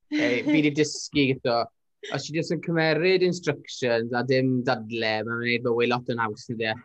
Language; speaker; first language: Welsh; native; Welsh